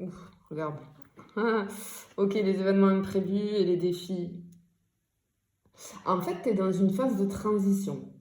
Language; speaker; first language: French; native; French